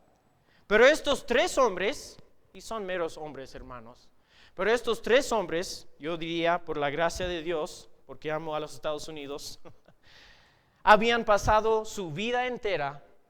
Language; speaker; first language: Spanish; non-native, fluent; English